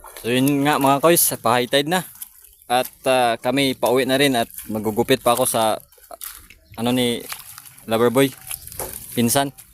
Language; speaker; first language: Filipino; non-native, local second language; Aklanon